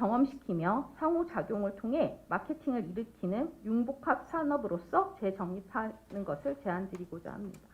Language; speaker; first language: Korean; native; Korean